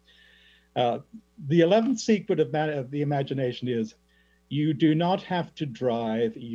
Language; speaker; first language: English; native; English